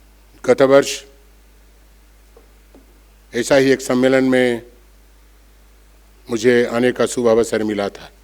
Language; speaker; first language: Hindi; non-native, local second language; Bangla